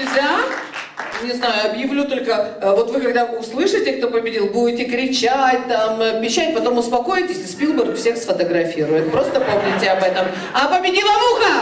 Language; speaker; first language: Russian; native; Russian